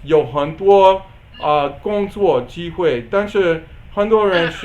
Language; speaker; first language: Chinese; non-native, learner; English